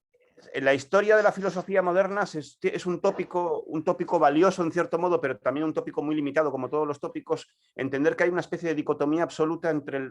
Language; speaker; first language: Spanish; native; Spanish